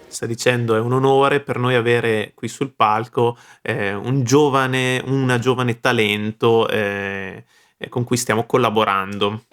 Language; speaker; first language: Italian; native; Italian